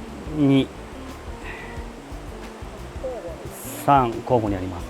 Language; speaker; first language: Japanese; native; Japanese